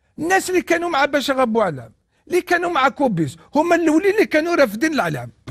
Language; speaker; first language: Arabic; non-native, local second language; Kabyle